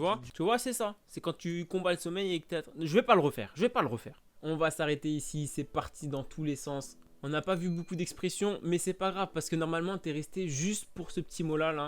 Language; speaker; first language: French; native; French